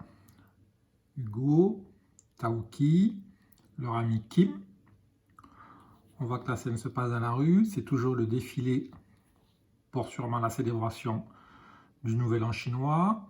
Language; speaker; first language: French; native; French